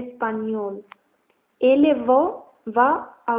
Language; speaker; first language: French; non-native, learner; Spanish